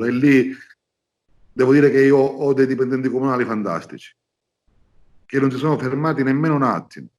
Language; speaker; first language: Italian; native; Italian